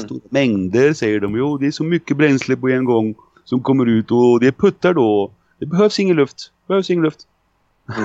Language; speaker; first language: Swedish; non-native, fluent; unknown